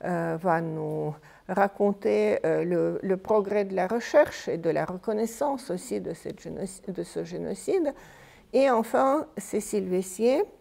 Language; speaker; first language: French; non-native, fluent; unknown